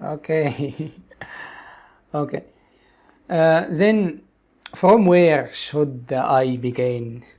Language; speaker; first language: English; non-native, local second language; Arabic